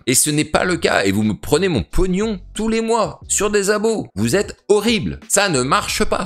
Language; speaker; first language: French; native; French